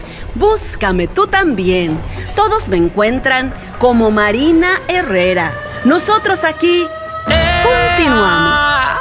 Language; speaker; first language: Spanish; native; Spanish